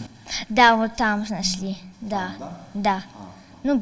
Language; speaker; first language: Russian; non-native, local second language; Tajik